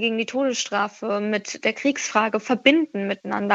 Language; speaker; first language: German; early bilingual, other home language; Persian